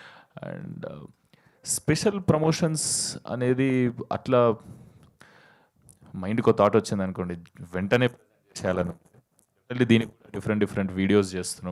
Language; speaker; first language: Telugu; native; Telugu